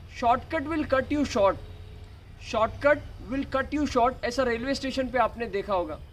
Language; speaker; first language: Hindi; non-native, local second language; Marathi